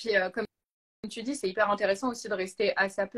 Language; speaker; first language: French; native; French